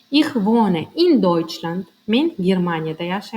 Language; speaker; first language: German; non-native, fluent; Turkmen